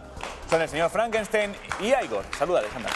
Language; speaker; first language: Spanish; native; Spanish